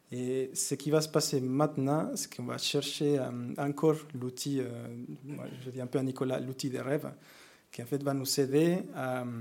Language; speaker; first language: French; non-native, fluent; Spanish